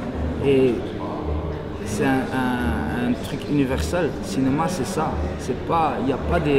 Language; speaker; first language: French; non-native, local second language; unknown